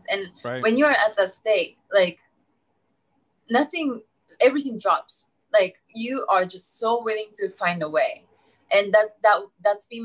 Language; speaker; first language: English; non-native, fluent; Japanese